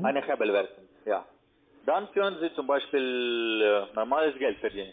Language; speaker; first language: German; non-native, learner; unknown